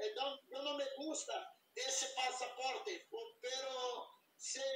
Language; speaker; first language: Spanish; non-native, learner; Portuguese